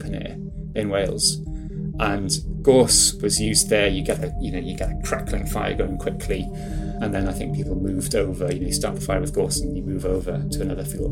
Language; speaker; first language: English; non-native, local second language; Welsh